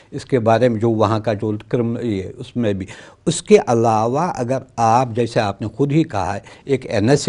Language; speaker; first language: Hindi; non-native, local second language; Kashmiri